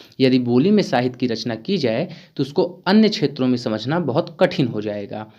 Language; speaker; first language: Hindi; native; Hindi